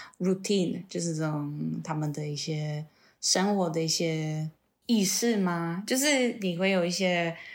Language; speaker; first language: Chinese; non-native, fluent; Polish